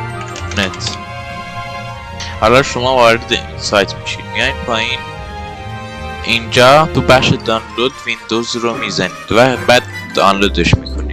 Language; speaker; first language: Persian; native; Persian